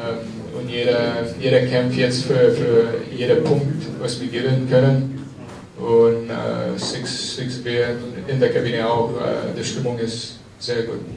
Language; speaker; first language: German; non-native, learner; French